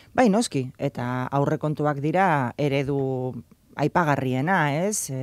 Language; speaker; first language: Basque; non-native, local second language; Spanish